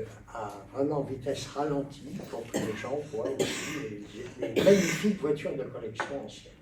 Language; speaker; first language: French; native; French